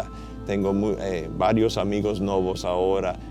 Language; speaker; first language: Spanish; non-native, fluent; Portuguese